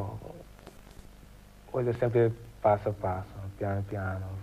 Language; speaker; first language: Italian; non-native, learner; Portuguese